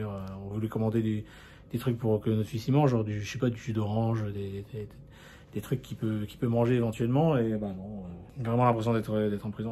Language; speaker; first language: French; native; French